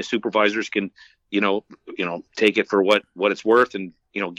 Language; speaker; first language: English; native; English